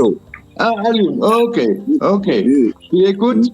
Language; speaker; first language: French; non-native, fluent; Dutch